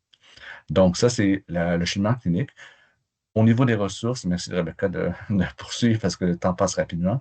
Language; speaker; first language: French; native; French